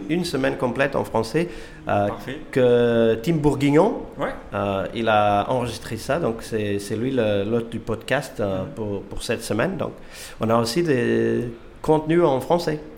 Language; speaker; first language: French; non-native, fluent; Portuguese